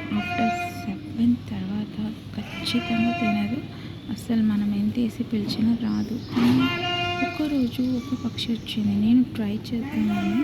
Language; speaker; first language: Telugu; non-native, local second language; Tamil